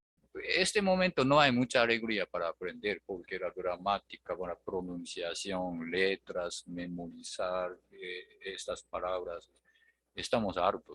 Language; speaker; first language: Spanish; non-native, fluent; Japanese